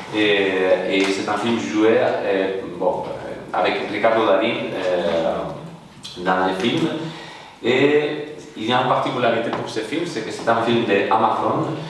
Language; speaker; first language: French; non-native, fluent; Spanish